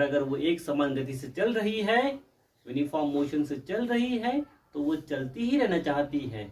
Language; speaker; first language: Hindi; native; Hindi